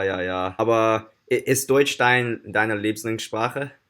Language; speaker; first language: German; non-native, learner; English